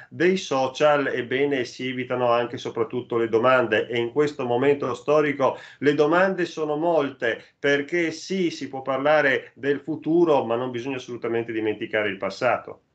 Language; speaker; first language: Italian; native; Italian